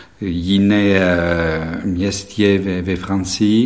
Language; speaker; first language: Czech; non-native, fluent; French